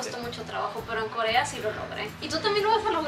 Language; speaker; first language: Spanish; native; Spanish